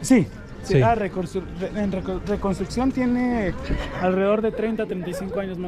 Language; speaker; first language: Spanish; native; Spanish